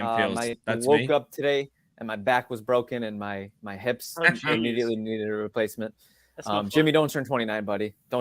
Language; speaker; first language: English; native; English